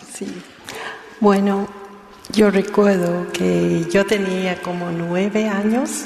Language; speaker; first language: Spanish; non-native, learner; Vietnamese